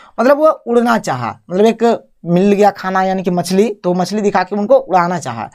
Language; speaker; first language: Hindi; native; Hindi